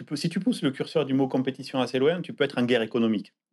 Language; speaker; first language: French; native; French